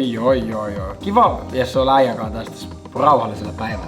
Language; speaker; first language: Finnish; native; Finnish